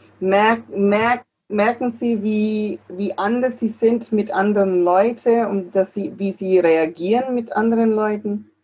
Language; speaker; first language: German; non-native, fluent; English